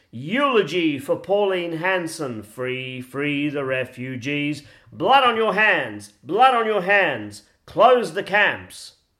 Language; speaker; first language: English; native; English